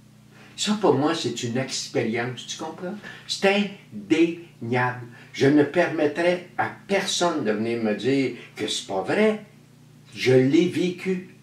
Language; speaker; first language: French; native; French